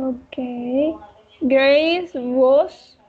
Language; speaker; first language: English; non-native, learner; Spanish